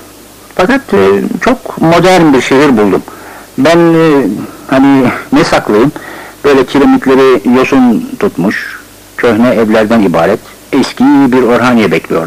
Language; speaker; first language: Turkish; native; Turkish